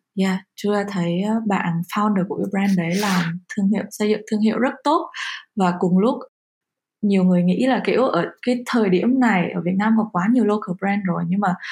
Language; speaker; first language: Vietnamese; early bilingual, heritage; Vietnamese